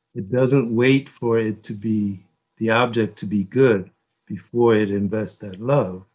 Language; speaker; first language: English; early bilingual, other home language; Korean